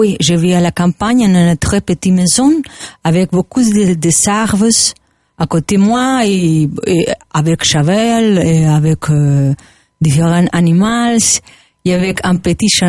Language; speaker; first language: French; non-native, learner; Spanish